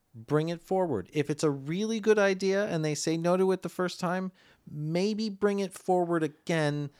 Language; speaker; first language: English; native; English